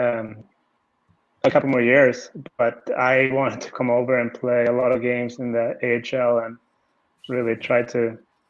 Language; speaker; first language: English; non-native, fluent; Swedish